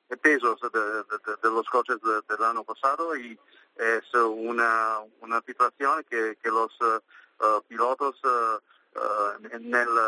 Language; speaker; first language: Spanish; non-native, learner; Italian